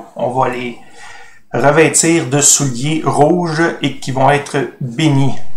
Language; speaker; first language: French; native; French